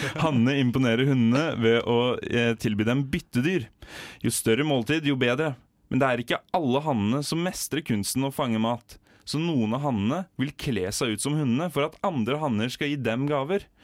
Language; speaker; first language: Norwegian; native; Norwegian